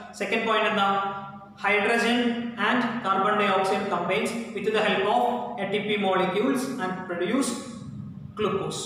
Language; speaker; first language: English; non-native, local second language; Malayalam